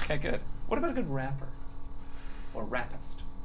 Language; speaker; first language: English; native; English